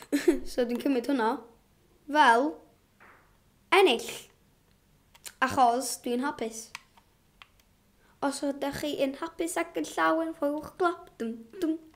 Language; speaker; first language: Welsh; non-native, local second language; English